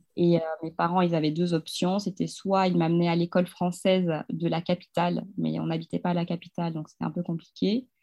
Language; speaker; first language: French; non-native, local second language; Fula